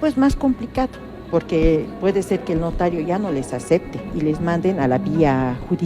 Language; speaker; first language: Spanish; native; Spanish